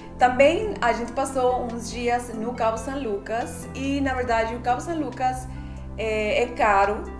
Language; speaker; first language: Portuguese; non-native, fluent; Spanish